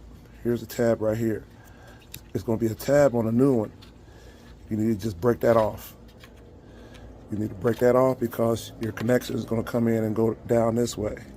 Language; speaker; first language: English; native; English